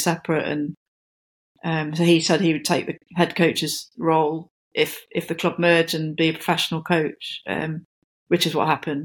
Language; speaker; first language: English; native; English